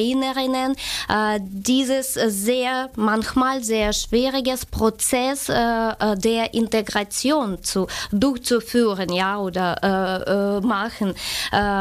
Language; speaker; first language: German; non-native, learner; Ukrainian